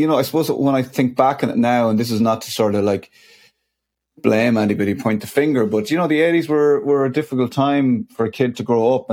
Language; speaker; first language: English; native; English